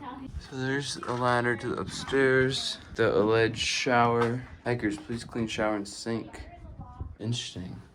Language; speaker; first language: English; native; English